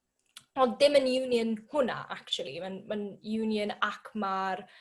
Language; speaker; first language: Welsh; non-native, learner; English